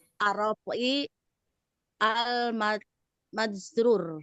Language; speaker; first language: Arabic; non-native, learner; Indonesian